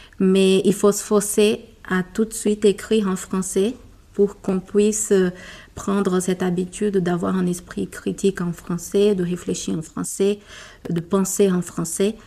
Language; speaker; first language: French; non-native, fluent; Portuguese